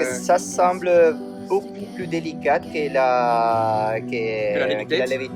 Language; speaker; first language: French; non-native, fluent; Spanish